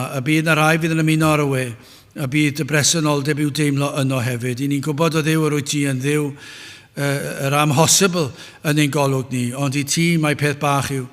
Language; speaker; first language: Welsh; native; Welsh